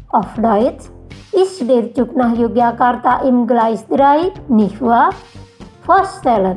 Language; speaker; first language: German; non-native, fluent; Indonesian